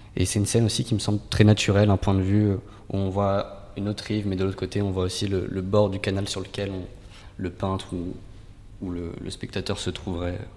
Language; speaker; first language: French; native; French